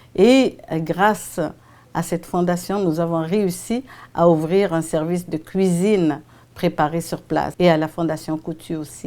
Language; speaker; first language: French; native; French